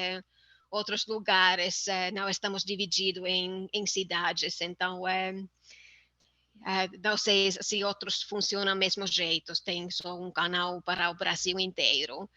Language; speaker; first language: Portuguese; non-native, fluent; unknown